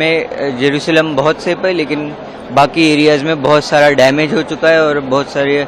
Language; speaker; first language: Hindi; native; Hindi